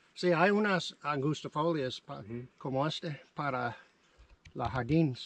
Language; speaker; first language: Spanish; non-native, learner; English